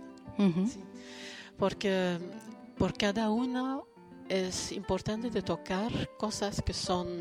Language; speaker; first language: Spanish; non-native, fluent; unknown